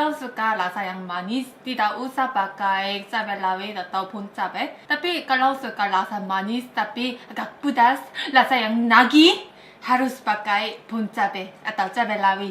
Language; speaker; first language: Indonesian; non-native, fluent; Korean